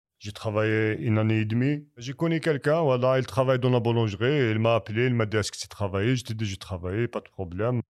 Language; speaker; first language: French; non-native, learner; Kabyle